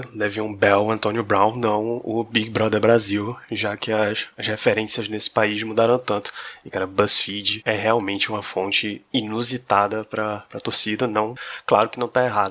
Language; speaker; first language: Portuguese; native; Portuguese